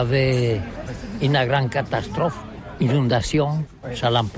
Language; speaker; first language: French; non-native, learner; Catalan